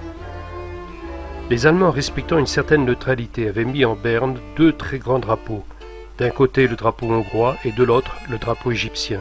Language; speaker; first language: French; native; French